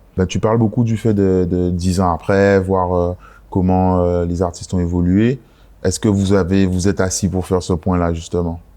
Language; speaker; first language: French; native; French